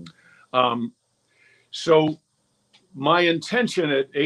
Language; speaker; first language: English; native; English